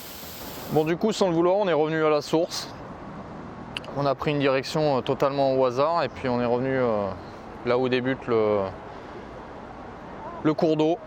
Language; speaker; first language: French; native; French